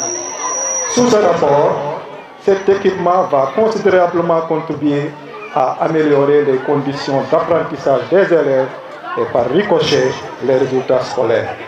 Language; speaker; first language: French; non-native, local second language; Serer